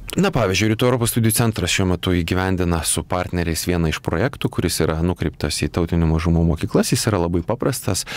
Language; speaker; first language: Lithuanian; native; Lithuanian